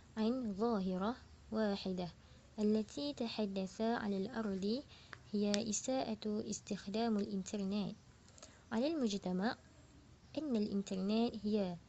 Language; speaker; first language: Arabic; non-native, learner; Malay